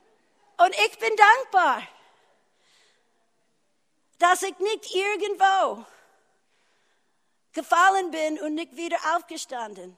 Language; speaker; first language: German; non-native, fluent; English